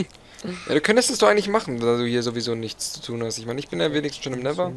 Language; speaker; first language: German; native; German